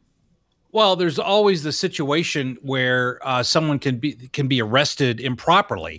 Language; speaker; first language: English; native; English